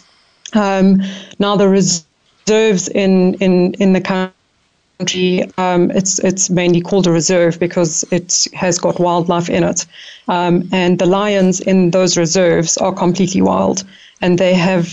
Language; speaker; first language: English; native; English